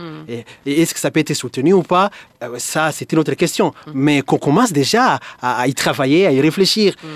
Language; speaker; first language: French; non-native, local second language; Swahili